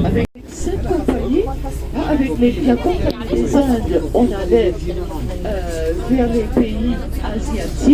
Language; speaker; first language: French; non-native, fluent; Dutch